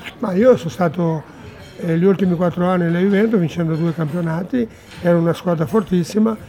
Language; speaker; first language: Italian; non-native, fluent; Portuguese